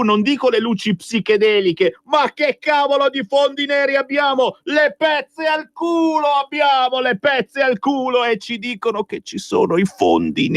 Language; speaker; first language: Italian; native; Italian